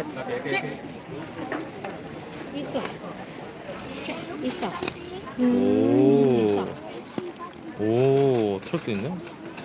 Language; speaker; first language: Korean; native; Korean